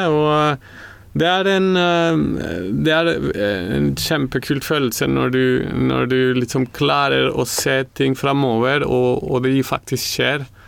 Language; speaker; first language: Norwegian; non-native, fluent; Spanish